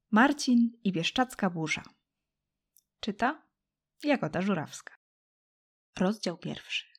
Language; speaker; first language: Polish; native; Polish